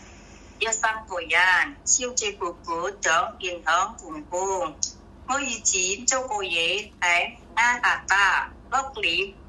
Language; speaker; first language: Cantonese; non-native, learner; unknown